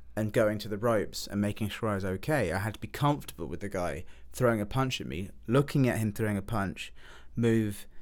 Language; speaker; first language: English; native; English